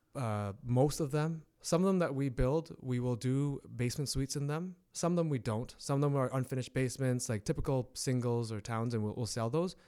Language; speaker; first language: English; native; English